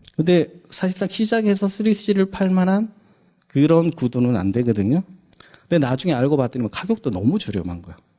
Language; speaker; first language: Korean; native; Korean